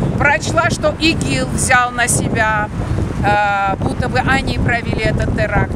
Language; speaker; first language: Russian; non-native, local second language; Armenian